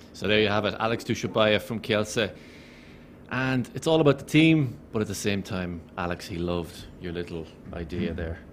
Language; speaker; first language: English; native; English